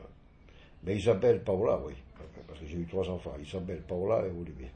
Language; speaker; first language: French; non-native, fluent; Italian